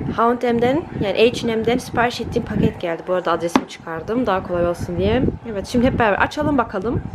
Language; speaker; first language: Turkish; early bilingual, heritage; Turkish